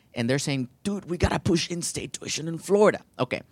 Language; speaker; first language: English; early bilingual, other home language; Spanish